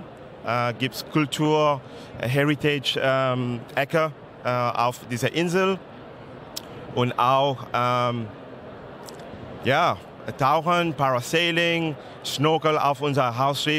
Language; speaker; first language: German; non-native, learner; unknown